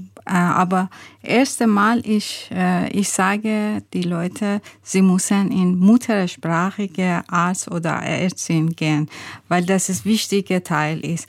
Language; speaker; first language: German; non-native, learner; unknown